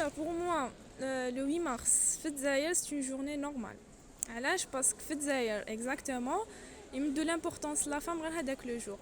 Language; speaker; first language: French; non-native, learner; Arabic